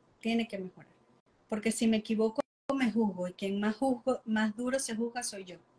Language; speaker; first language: Spanish; native; Spanish